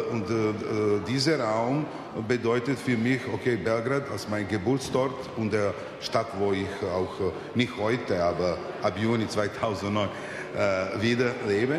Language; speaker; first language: German; non-native, fluent; Serbian